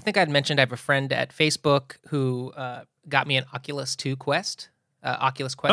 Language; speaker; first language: English; native; English